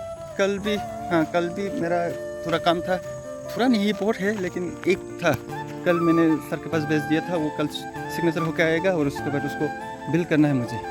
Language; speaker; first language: Hindi; non-native, local second language; Kok Borok